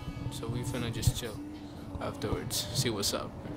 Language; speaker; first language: English; early bilingual, other home language; Spanish